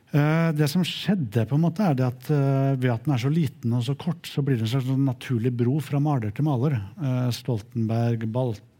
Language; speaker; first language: Norwegian; native; Norwegian